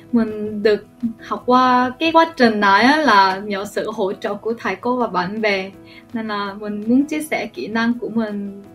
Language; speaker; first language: Vietnamese; early bilingual, other home language; Korean